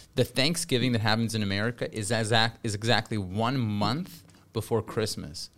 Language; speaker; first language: English; early bilingual, other home language; Russian